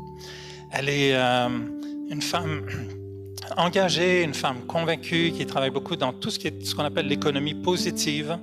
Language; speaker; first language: French; native; French